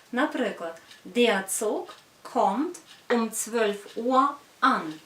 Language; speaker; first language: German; non-native, fluent; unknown